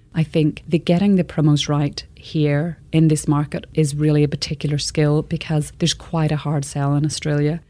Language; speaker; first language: English; native; English